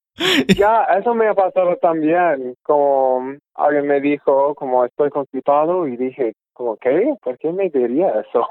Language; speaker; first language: Spanish; non-native, fluent; English